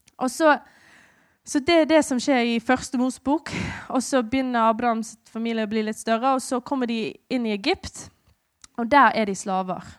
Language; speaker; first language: Norwegian; non-native, fluent; English